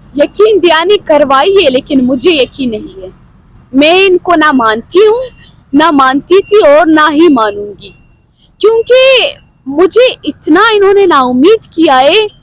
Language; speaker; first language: Urdu; non-native, local second language; Baluchi